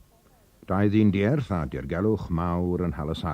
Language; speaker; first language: Welsh; native; Welsh